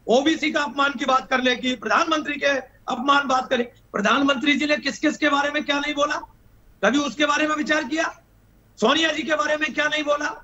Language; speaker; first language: Hindi; native; Hindi